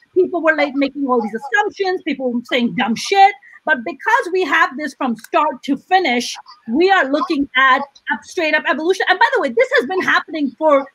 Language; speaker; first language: English; non-native, local second language; Urdu